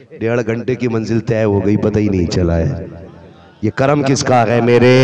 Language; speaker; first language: Urdu; native; Urdu